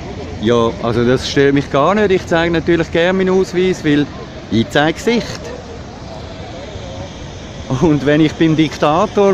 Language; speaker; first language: German; native; German